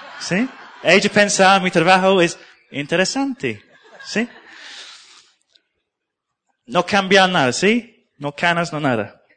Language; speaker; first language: Spanish; non-native, learner; English